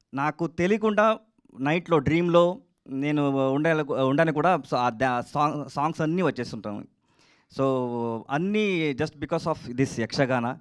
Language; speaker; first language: Telugu; non-native, learner; Kannada